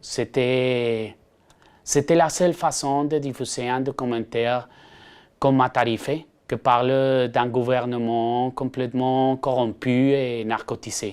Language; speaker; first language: French; non-native, fluent; Spanish